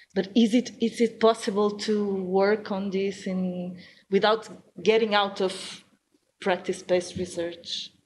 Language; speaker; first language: English; non-native, fluent; Portuguese